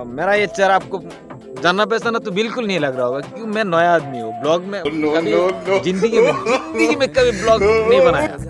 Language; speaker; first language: Hindi; non-native, local second language; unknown